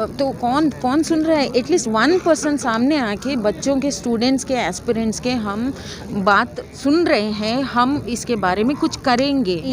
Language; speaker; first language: Hindi; non-native, local second language; Kannada